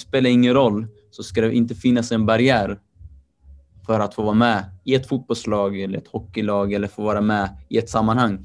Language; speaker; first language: Swedish; early bilingual, other home language; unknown